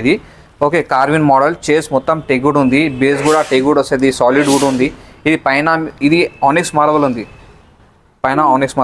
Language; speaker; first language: Telugu; non-native, local second language; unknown